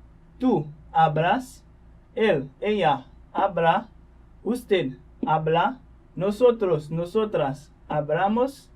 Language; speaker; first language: Spanish; non-native, fluent; Haitian Creole